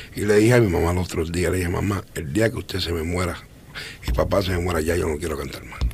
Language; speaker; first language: Spanish; early bilingual, heritage; Spanish